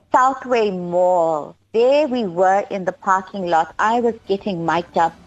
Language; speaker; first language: English; native; English